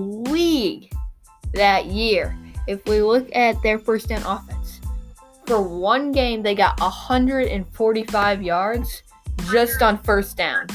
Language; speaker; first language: English; native; English